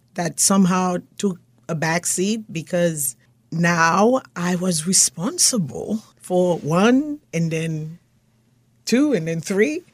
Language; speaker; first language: English; non-native, fluent; Haitian Creole